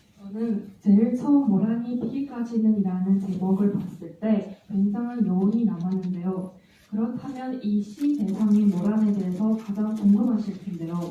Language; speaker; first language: Korean; non-native, learner; Chinese